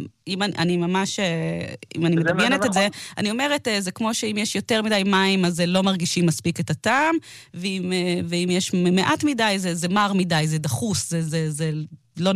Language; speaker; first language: Hebrew; native; Hebrew